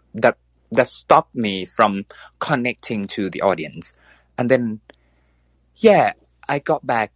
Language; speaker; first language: English; non-native, fluent; Thai